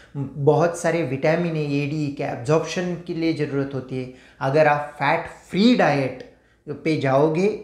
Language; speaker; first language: Hindi; non-native, local second language; Marathi